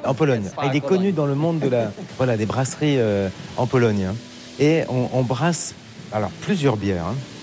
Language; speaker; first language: French; native; French